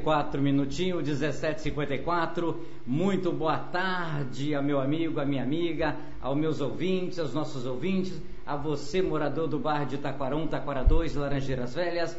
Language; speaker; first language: Portuguese; native; Portuguese